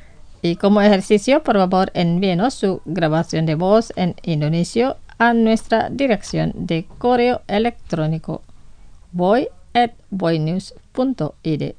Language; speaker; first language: Spanish; non-native, fluent; Indonesian